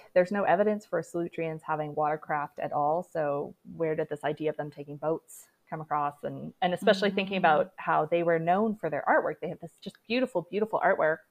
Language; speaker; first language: English; native; English